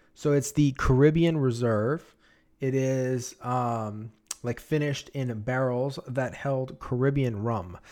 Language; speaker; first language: English; native; English